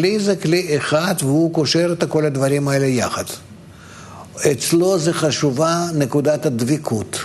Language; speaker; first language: Hebrew; non-native, fluent; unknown